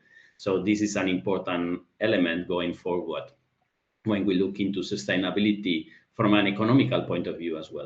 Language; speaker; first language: English; non-native, fluent; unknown